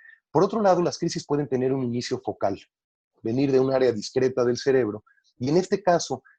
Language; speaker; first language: Spanish; native; Spanish